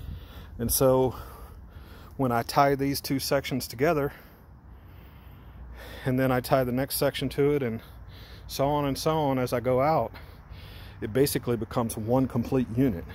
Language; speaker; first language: English; native; English